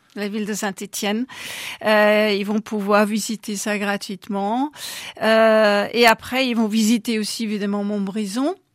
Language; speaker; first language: French; non-native, fluent; German